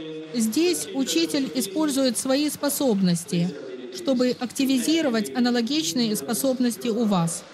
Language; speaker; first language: Russian; native; Russian